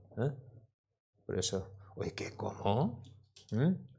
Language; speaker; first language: Spanish; non-native, learner; Korean